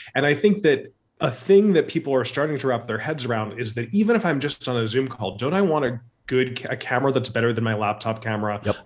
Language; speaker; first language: English; native; English